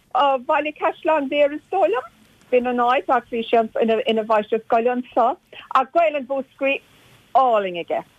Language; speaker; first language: Irish; non-native, local second language; English